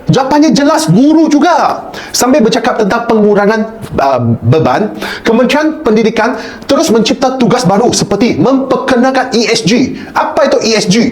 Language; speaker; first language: Malay; non-native, local second language; Chinese